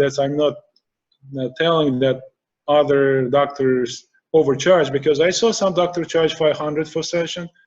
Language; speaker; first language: English; non-native, fluent; Russian